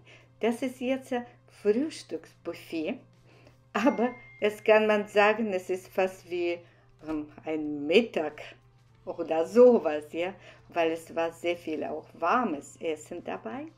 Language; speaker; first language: German; non-native, fluent; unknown